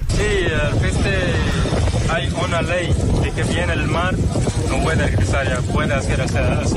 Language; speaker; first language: Spanish; non-native, learner; Arabic